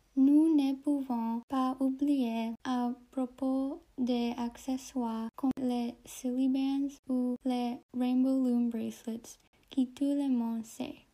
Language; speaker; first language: French; non-native, learner; English